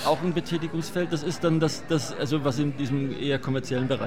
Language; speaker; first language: German; native; German